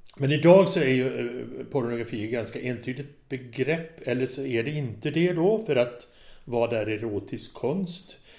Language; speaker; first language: Swedish; native; Swedish